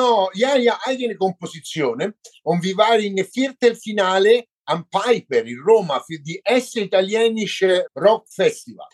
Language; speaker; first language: German; non-native, learner; Italian